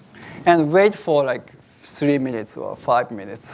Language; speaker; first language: English; non-native, fluent; Japanese